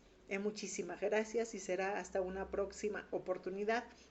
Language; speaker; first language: Spanish; native; Spanish